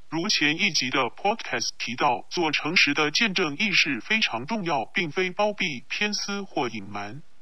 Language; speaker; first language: Chinese; non-native, local second language; Cantonese